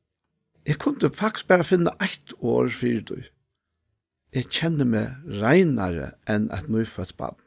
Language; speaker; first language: Danish; non-native, local second language; Faroese